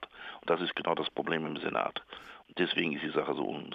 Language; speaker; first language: German; native; German